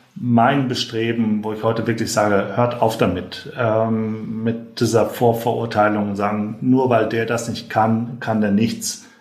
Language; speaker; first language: German; native; German